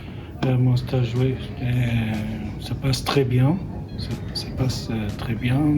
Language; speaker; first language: French; non-native, learner; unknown